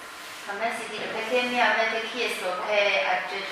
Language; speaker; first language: Italian; non-native, learner; Chinese